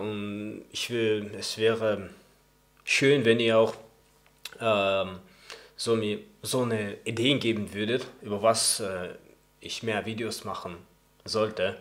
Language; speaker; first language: German; early bilingual, other home language; Chechen